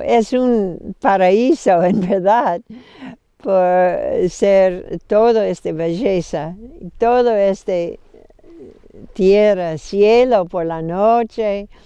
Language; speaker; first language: Spanish; non-native, fluent; English